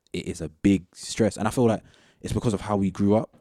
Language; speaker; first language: English; native; English